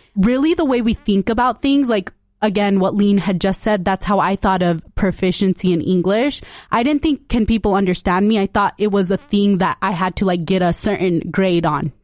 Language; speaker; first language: English; early bilingual, other home language; Punjabi